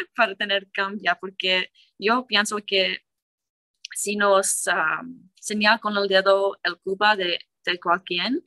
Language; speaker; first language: Spanish; non-native, learner; English